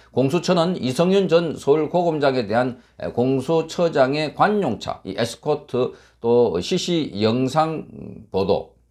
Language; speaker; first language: Korean; native; Korean